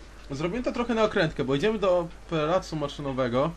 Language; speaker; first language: Polish; native; Polish